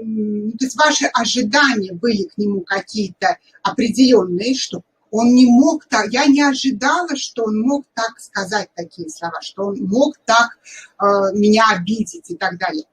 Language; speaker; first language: Russian; native; Russian